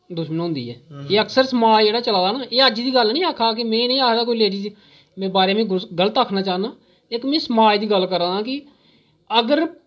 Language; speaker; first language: Punjabi; non-native, local second language; Dogri